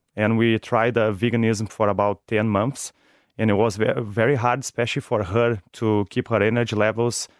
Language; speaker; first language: English; non-native, fluent; Portuguese